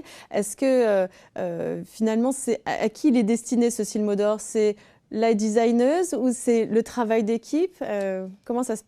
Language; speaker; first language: French; native; French